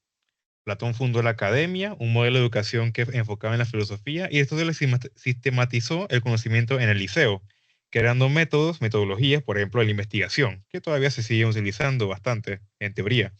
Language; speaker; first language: Spanish; native; Spanish